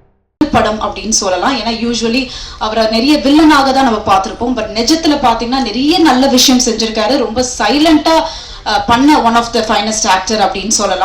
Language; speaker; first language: Tamil; native; Tamil